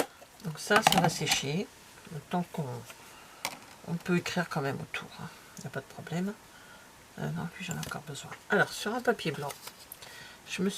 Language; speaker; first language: French; native; French